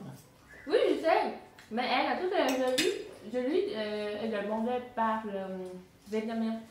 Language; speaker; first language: French; non-native, learner; Vietnamese